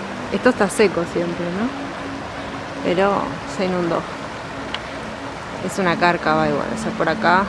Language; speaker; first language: Spanish; native; Spanish